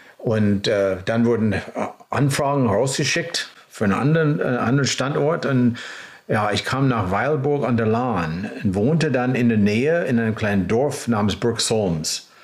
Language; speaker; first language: German; non-native, fluent; English